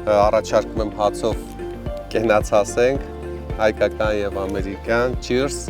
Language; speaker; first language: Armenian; early bilingual, heritage; Armenian